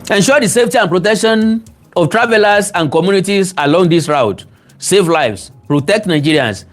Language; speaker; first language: English; non-native, local second language; Yoruba